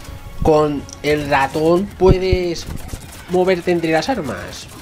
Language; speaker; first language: Spanish; native; Spanish